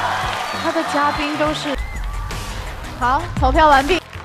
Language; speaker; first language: Chinese; native; Chinese